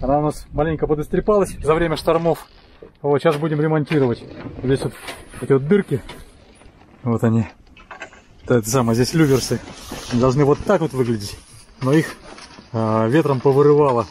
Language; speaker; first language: Russian; native; Russian